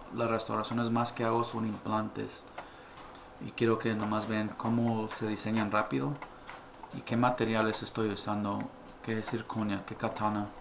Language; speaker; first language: Spanish; early bilingual, heritage; Spanish